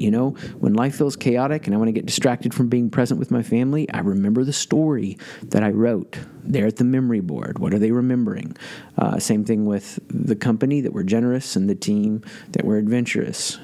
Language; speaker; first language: English; native; English